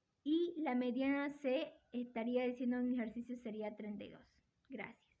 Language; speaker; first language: Spanish; native; Spanish